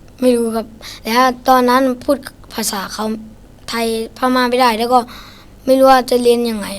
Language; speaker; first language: Thai; non-native, learner; Shan